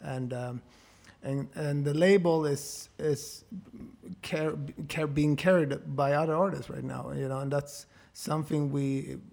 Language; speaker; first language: English; non-native, fluent; Swedish